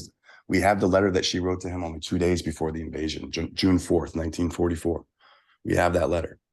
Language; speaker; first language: English; native; English